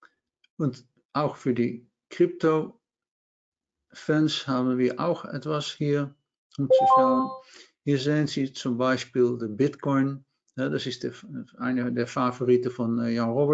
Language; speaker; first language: German; non-native, learner; Dutch